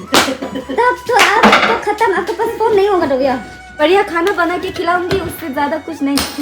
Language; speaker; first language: Hindi; non-native, local second language; Tibetan